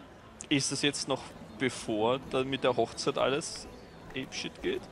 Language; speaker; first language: German; native; German